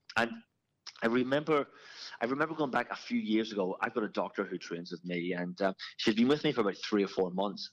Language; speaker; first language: English; native; English